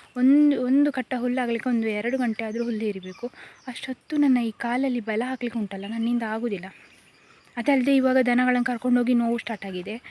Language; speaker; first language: Kannada; native; Kannada